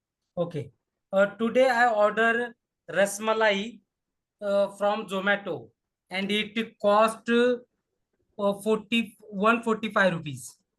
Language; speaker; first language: English; non-native, learner; Hindi